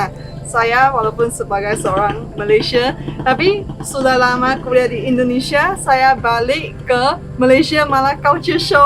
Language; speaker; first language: Indonesian; non-native, fluent; Chinese